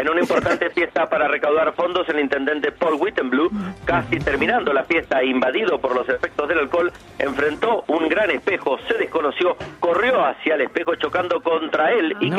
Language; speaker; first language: Spanish; native; Spanish